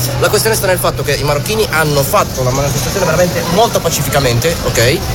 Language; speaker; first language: Italian; non-native, fluent; Arabic